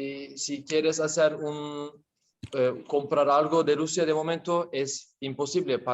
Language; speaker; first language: Spanish; non-native, learner; Turkish